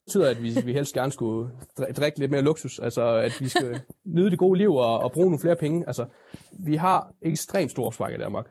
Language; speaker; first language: Danish; native; Danish